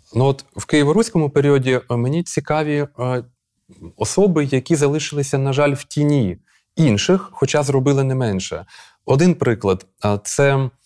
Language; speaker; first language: Ukrainian; native; Ukrainian